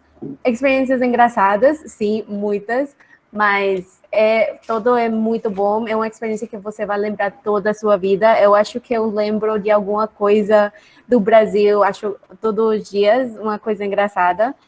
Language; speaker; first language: Portuguese; non-native, learner; Spanish